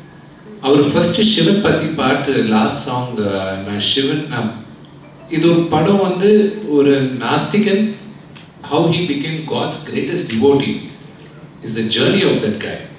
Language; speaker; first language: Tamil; non-native, local second language; Telugu